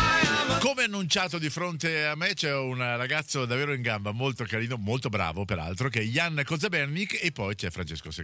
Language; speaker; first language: Italian; native; Italian